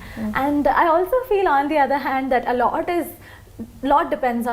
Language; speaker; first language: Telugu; non-native, local second language; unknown